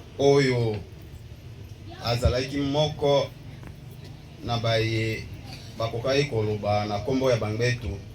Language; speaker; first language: Lingala; non-native, local second language; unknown